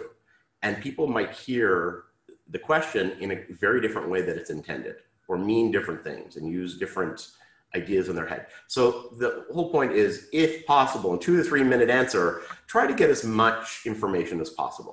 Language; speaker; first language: English; native; English